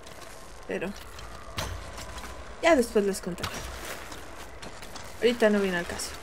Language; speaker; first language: Spanish; native; Spanish